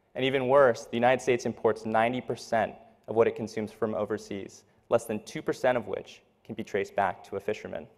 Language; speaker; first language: English; native; English